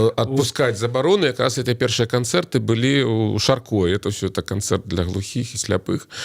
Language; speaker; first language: Belarusian; native; Belarusian